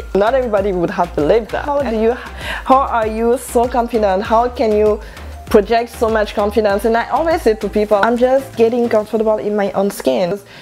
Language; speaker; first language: English; non-native, local second language; French